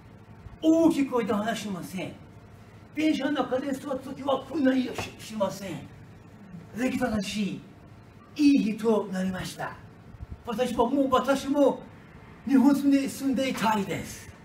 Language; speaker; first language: Japanese; non-native, learner; Persian